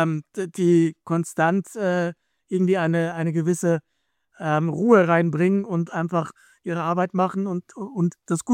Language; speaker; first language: German; native; German